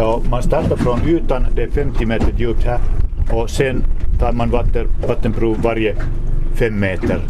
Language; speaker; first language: Swedish; non-native, local second language; Finnish